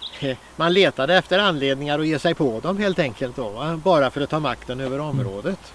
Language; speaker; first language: Swedish; native; Swedish